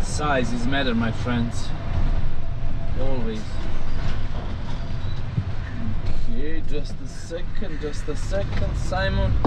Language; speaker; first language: English; non-native, learner; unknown